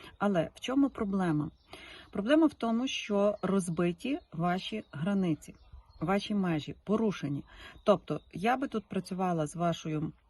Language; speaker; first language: Ukrainian; non-native, local second language; Russian